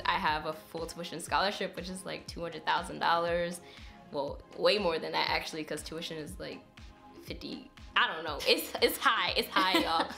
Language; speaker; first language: English; native; English